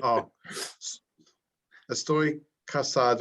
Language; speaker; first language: Spanish; non-native, learner; English